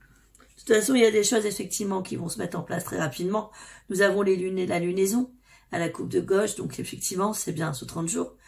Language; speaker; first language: French; native; French